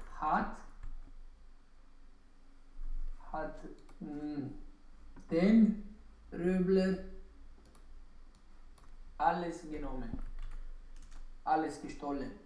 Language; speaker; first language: German; non-native, learner; Romanian